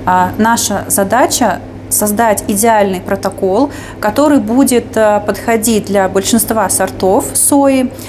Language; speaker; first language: Russian; native; Russian